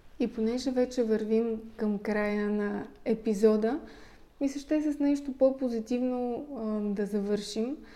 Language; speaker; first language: Bulgarian; native; Bulgarian